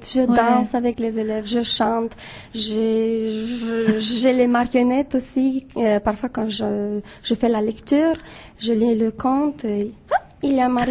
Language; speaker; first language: French; non-native, fluent; Romanian